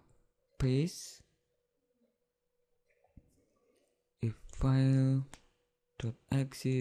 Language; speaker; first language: English; non-native, learner; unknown